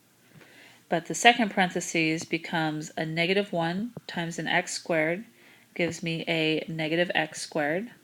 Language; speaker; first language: English; native; English